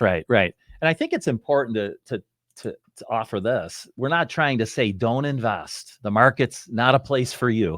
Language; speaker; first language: English; native; English